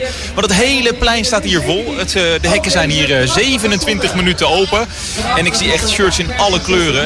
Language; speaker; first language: Dutch; native; Dutch